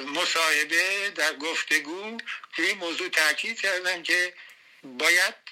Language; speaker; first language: Persian; native; Persian